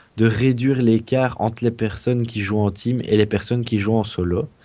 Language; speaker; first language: French; native; French